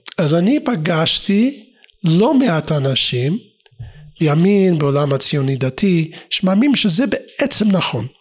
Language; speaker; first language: Hebrew; non-native, fluent; English